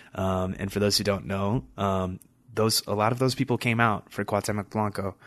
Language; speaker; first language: English; native; English